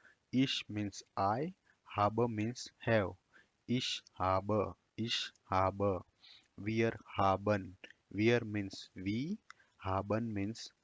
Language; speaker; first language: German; non-native, learner; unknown